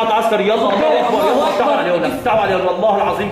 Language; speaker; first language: Arabic; native; Arabic